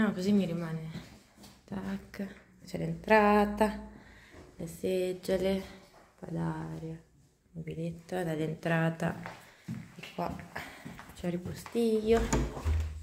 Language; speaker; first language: Italian; native; Italian